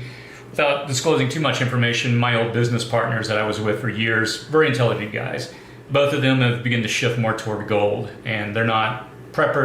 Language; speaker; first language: English; native; English